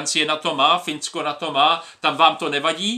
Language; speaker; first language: Czech; native; Czech